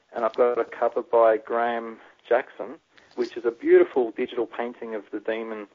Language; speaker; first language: English; native; English